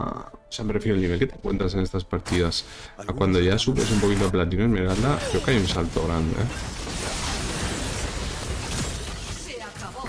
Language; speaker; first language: Spanish; native; Spanish